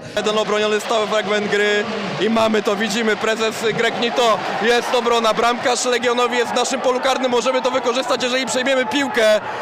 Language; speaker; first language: Polish; native; Polish